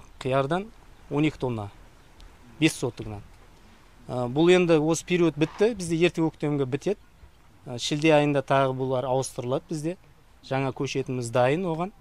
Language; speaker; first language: Kazakh; native; Kazakh